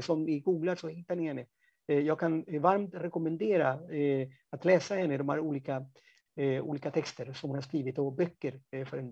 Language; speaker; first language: Swedish; non-native, fluent; Spanish